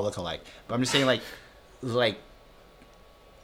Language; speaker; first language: English; early bilingual, other home language; Filipino